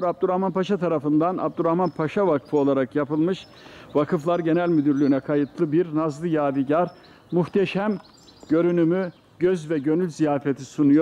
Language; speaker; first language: Turkish; native; Turkish